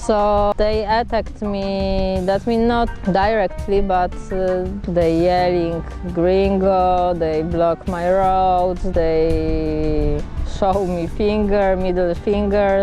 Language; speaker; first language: English; non-native, fluent; Polish